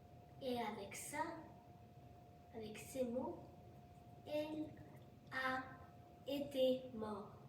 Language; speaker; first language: French; non-native, learner; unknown